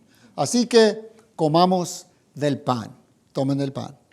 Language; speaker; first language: Spanish; native; Spanish